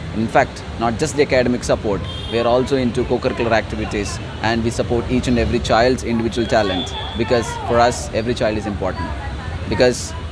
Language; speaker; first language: English; non-native, local second language; Telugu